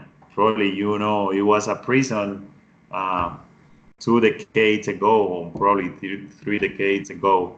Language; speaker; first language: English; non-native, fluent; Spanish